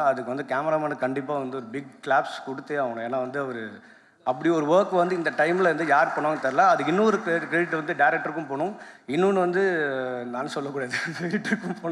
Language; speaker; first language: Tamil; native; Tamil